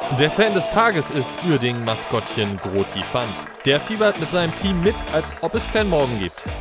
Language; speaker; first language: German; native; German